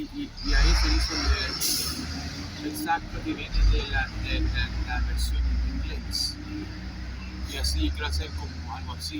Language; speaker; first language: Spanish; non-native, fluent; English